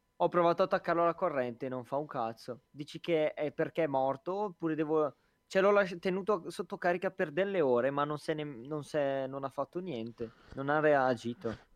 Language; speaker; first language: Italian; native; Italian